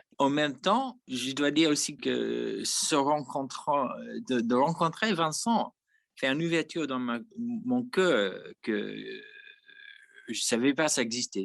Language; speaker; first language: French; non-native, fluent; English